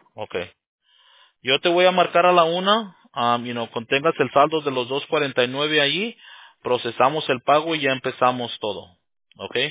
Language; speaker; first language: Spanish; early bilingual, heritage; Spanish